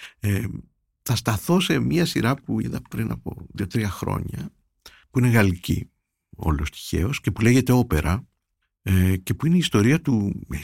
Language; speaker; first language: Greek; early bilingual, heritage; Greek